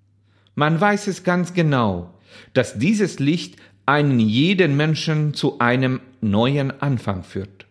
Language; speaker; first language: German; non-native, fluent; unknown